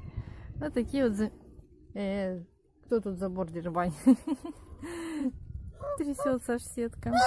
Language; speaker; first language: Russian; native; Russian